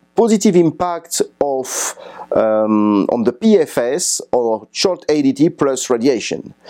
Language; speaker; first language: English; non-native, fluent; French